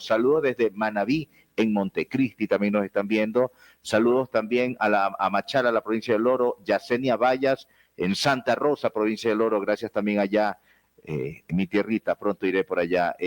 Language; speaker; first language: Spanish; native; Spanish